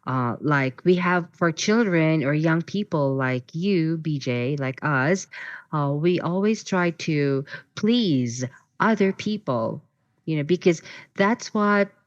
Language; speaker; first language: English; non-native, fluent; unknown